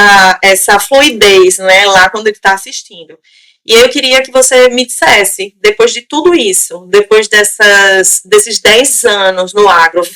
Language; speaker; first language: Portuguese; native; Portuguese